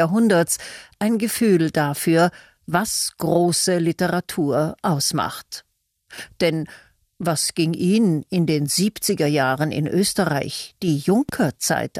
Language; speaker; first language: German; native; German